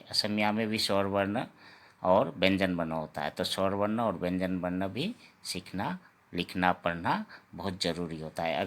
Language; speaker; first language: Hindi; non-native, local second language; Assamese